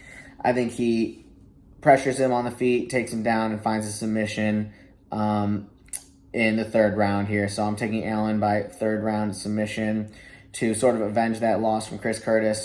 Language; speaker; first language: English; native; English